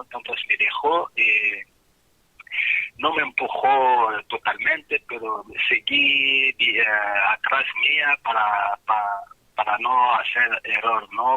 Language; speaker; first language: Spanish; non-native, fluent; French